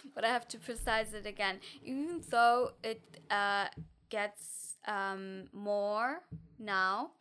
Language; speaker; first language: English; non-native, fluent; German